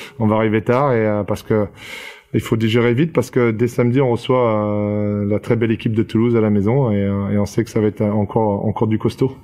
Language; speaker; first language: French; native; French